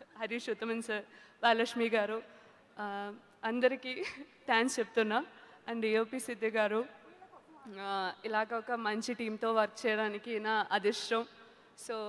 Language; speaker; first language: Telugu; non-native, learner; Malayalam